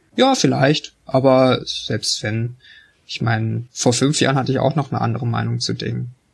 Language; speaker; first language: German; early bilingual, other home language; Korean